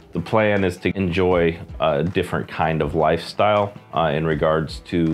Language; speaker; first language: English; native; English